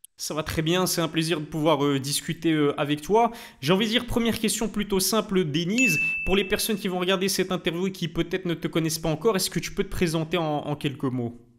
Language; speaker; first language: French; native; French